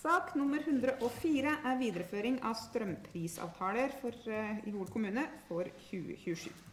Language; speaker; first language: Norwegian; native; Norwegian